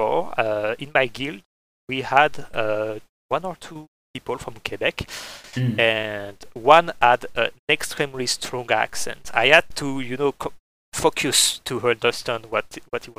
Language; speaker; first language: English; non-native, fluent; French